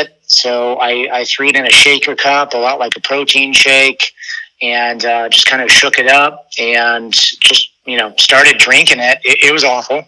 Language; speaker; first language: English; native; English